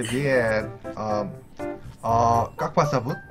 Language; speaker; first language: Russian; non-native, learner; Korean